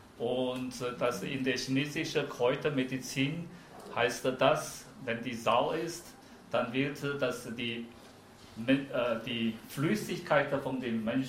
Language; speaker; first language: German; non-native, fluent; Chinese